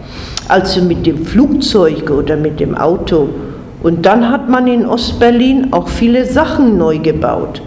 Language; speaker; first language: German; non-native, fluent; English